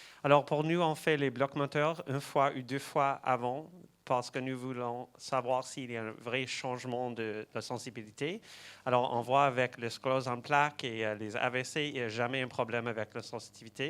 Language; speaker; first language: French; non-native, fluent; English